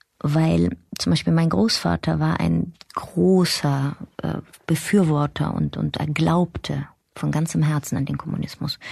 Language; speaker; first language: German; early bilingual, other home language; Russian